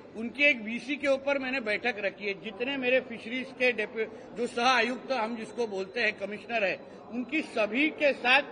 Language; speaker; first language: Hindi; non-native, local second language; Marathi